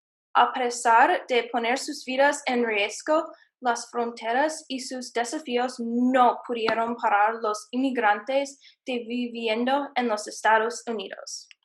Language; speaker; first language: Spanish; non-native, learner; English